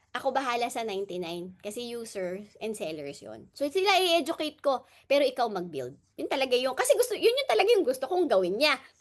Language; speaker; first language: Filipino; non-native, local second language; Hiligaynon